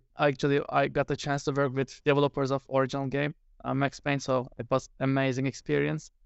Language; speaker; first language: English; non-native, fluent; Turkish